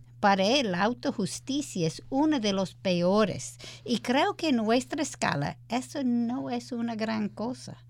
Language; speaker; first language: Spanish; early bilingual, heritage; English